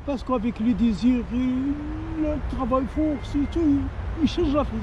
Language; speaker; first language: French; non-native, learner; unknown